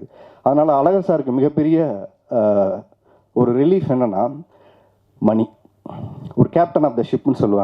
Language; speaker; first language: Tamil; native; Tamil